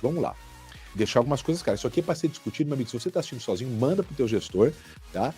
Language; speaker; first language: Portuguese; native; Portuguese